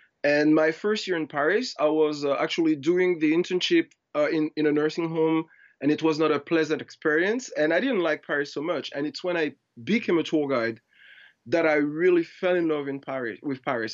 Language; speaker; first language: English; non-native, fluent; French